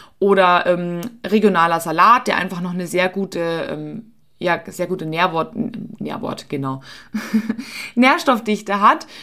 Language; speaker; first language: German; native; German